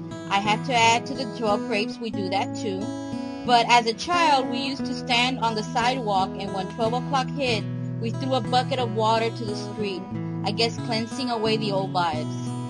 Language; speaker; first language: English; non-native, local second language; Spanish